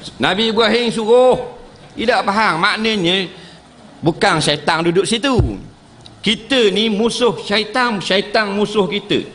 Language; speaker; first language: Malay; native; Malay